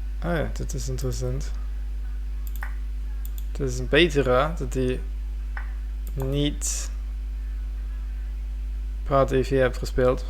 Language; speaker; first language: Dutch; non-native, fluent; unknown